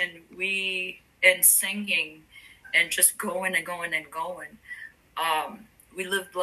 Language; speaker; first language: English; native; English